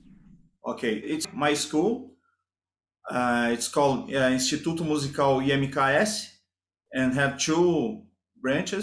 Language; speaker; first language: English; non-native, learner; Portuguese